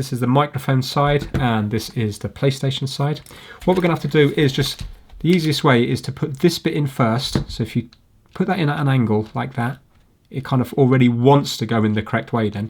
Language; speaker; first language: English; native; English